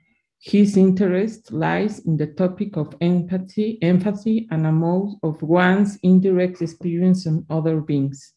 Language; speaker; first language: English; non-native, learner; Spanish